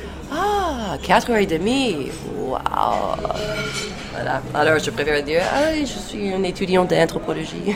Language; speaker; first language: French; non-native, fluent; English